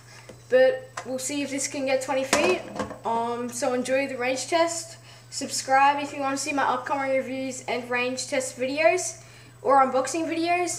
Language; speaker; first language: English; native; English